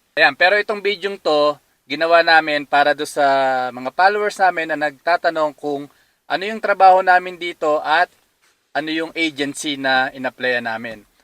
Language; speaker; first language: Filipino; native; Filipino